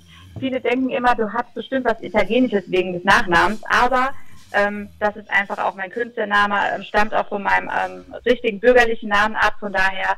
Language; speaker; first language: German; native; German